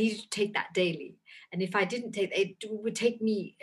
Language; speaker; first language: English; native; English